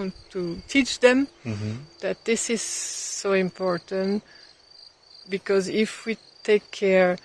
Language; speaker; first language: English; non-native, fluent; French